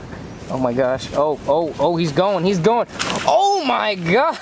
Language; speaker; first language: English; native; English